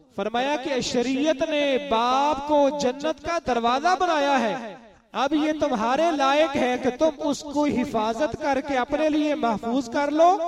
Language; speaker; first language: Urdu; non-native, local second language; Punjabi